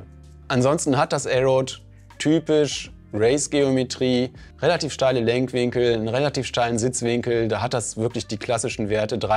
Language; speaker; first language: German; native; German